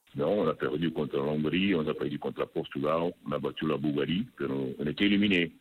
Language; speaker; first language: French; non-native, fluent; Portuguese